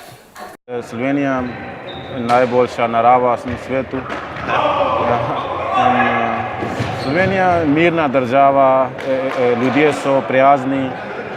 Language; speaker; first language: Slovenian; non-native, learner; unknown